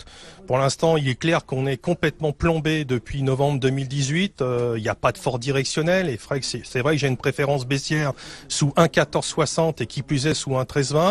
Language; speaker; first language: French; native; French